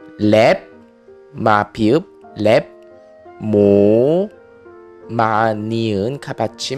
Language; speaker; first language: Arabic; non-native, fluent; Korean